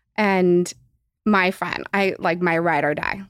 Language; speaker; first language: English; native; English